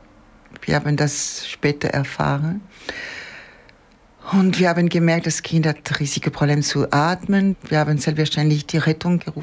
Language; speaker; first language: German; non-native, fluent; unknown